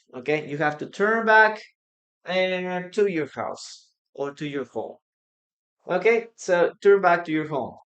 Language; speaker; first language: English; non-native, fluent; Spanish